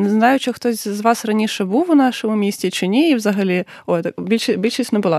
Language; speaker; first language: Ukrainian; native; Ukrainian